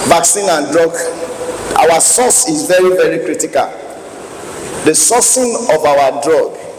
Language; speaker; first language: English; non-native, local second language; Yoruba